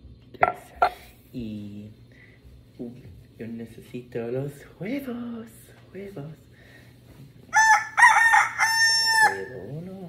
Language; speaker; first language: Spanish; non-native, learner; English